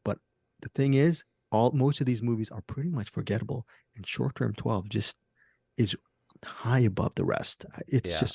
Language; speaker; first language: English; native; English